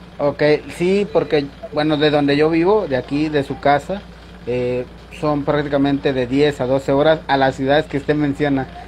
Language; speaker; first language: Spanish; native; Spanish